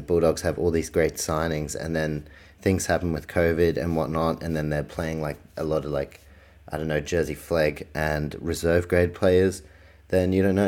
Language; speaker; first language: English; native; English